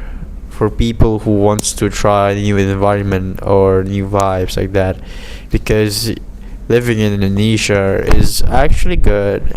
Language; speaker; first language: English; non-native, fluent; Indonesian